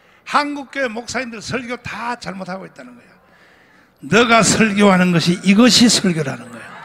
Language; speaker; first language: Korean; native; Korean